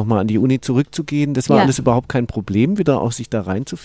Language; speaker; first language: German; native; German